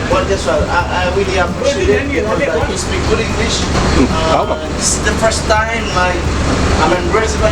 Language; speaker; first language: English; non-native, learner; Haitian Creole